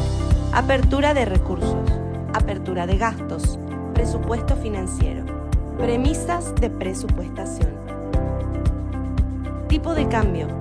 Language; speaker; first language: Spanish; native; Spanish